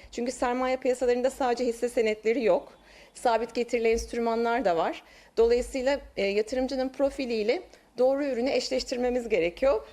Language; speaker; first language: Turkish; native; Turkish